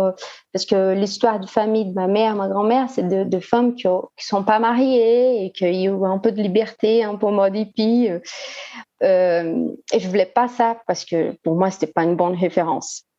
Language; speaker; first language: French; non-native, fluent; Portuguese